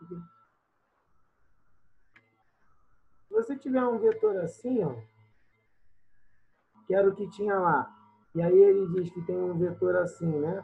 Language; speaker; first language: Portuguese; native; Portuguese